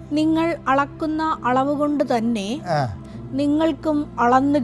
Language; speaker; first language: Malayalam; native; Malayalam